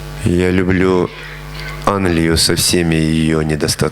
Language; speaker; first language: Russian; native; Russian